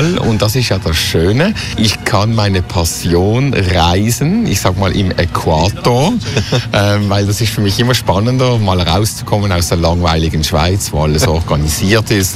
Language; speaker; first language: German; native; German